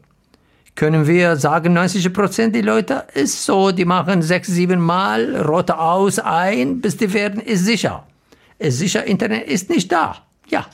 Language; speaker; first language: German; non-native, learner; Arabic